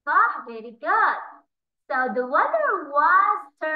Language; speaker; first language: English; non-native, fluent; Arabic